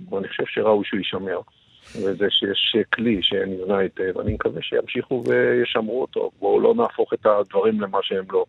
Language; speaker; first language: Hebrew; native; Hebrew